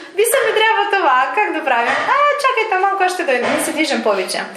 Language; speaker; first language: Bulgarian; non-native, learner; Russian